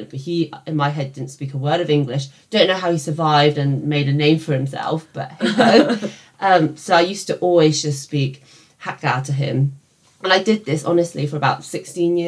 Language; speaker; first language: English; native; English